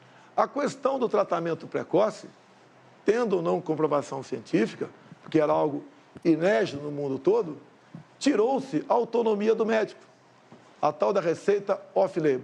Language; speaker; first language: Portuguese; native; Portuguese